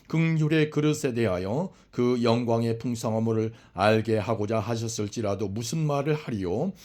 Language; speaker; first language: Korean; native; Korean